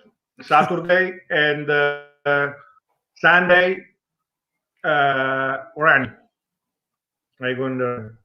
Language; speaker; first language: English; non-native, learner; Italian